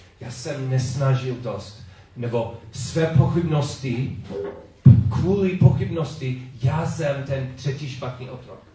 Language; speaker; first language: Czech; non-native, learner; English